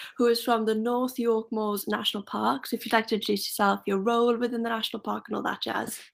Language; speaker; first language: English; native; English